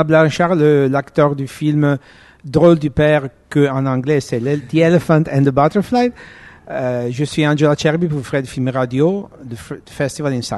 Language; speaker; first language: French; non-native, fluent; Italian